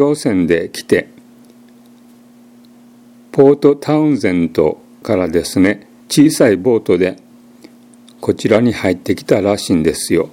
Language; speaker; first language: Japanese; native; Japanese